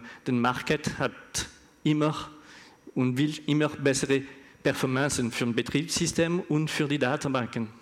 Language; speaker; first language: German; non-native, learner; French